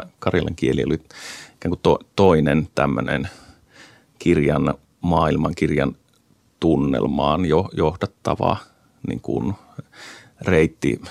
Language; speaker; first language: Finnish; native; Finnish